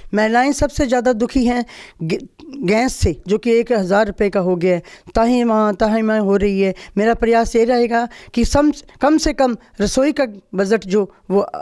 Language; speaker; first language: Hindi; native; Hindi